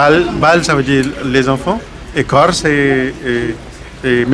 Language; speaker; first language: French; non-native, learner; Nepali